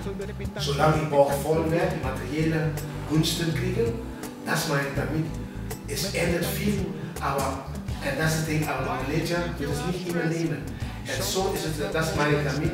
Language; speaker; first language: German; non-native, fluent; Papiamento